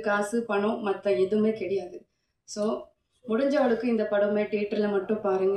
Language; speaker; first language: Tamil; non-native, fluent; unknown